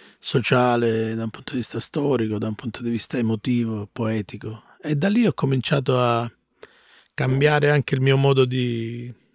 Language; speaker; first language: Italian; native; Italian